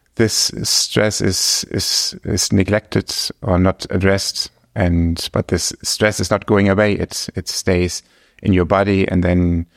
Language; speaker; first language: English; non-native, fluent; German